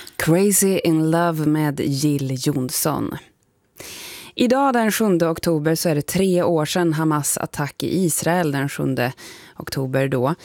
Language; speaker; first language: Swedish; native; Swedish